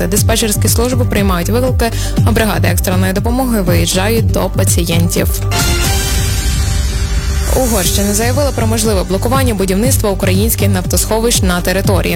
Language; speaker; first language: Ukrainian; native; Ukrainian